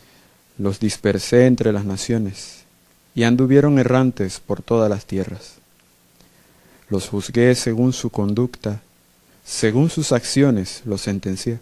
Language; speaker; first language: Spanish; native; Spanish